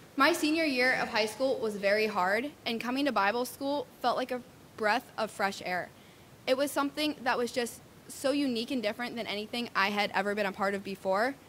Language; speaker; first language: English; native; English